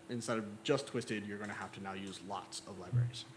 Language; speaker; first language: English; native; English